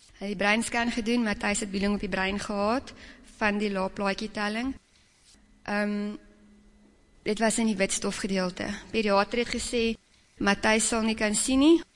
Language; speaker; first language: Afrikaans; native; Afrikaans